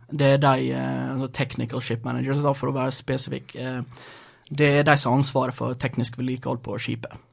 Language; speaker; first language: Norwegian; early bilingual, other home language; Swedish